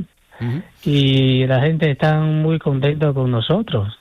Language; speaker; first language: Spanish; non-native, fluent; Chinese